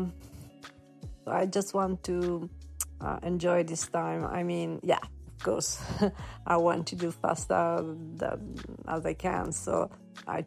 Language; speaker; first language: English; non-native, learner; Italian